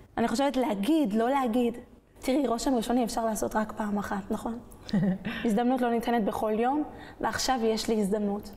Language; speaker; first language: Hebrew; early bilingual, other home language; French